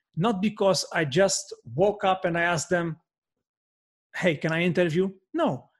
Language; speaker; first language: English; non-native, fluent; Maltese